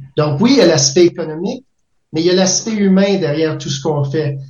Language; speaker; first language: French; native; French